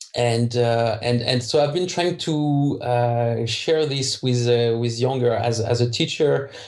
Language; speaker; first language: English; non-native, fluent; French